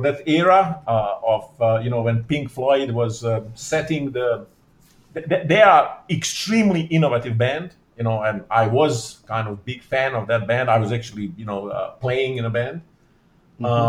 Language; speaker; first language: English; non-native, fluent; Bosnian